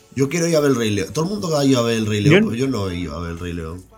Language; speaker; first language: Spanish; native; Spanish